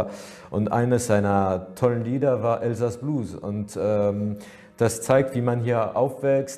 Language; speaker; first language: German; non-native, fluent; French